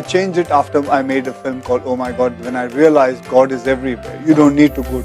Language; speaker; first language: English; non-native, local second language; Hindi